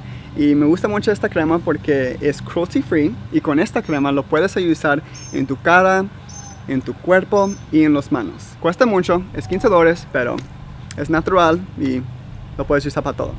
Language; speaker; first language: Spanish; early bilingual, heritage; Spanish